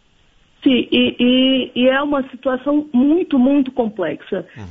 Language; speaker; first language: Spanish; non-native, learner; Portuguese